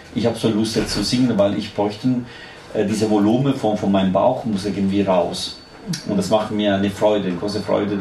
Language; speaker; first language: German; non-native, fluent; Italian